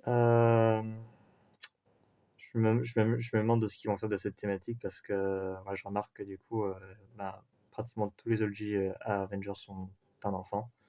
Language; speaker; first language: French; native; French